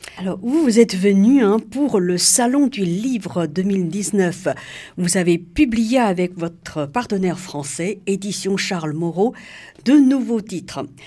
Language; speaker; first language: French; native; French